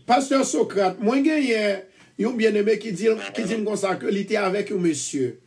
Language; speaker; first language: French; non-native, local second language; Haitian Creole